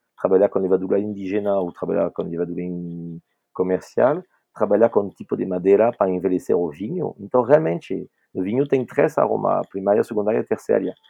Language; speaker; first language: Portuguese; non-native, fluent; French